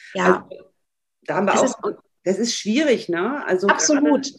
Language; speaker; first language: German; native; German